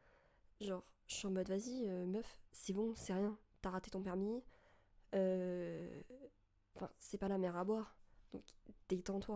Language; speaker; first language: French; native; French